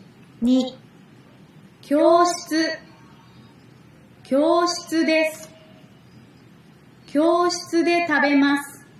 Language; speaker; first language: Japanese; non-native, learner; Indonesian